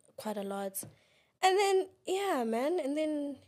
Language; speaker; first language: English; non-native, local second language; Xhosa